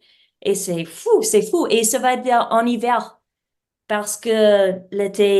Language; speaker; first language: French; non-native, learner; English